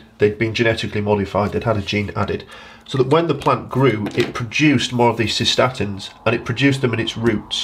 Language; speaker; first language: English; native; English